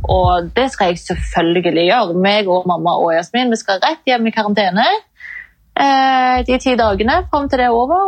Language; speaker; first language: Norwegian; early bilingual, other home language; Arabic